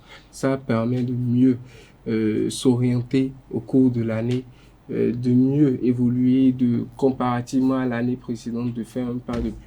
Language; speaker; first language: French; non-native, local second language; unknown